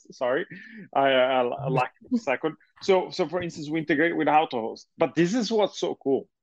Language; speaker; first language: English; non-native, fluent; Italian